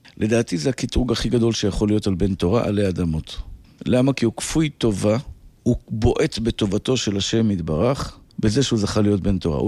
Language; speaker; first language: Hebrew; native; Hebrew